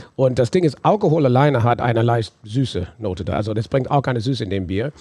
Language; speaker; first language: German; non-native, fluent; English